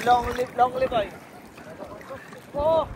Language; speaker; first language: English; non-native, learner; Filipino